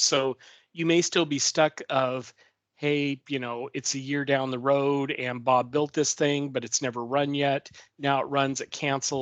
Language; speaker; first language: English; native; English